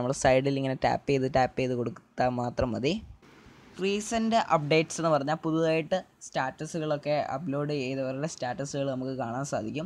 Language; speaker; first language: Malayalam; native; Malayalam